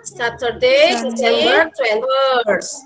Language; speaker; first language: English; non-native, fluent; Indonesian